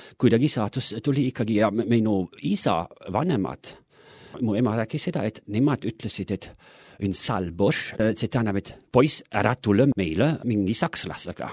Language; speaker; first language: Estonian; non-native, fluent; German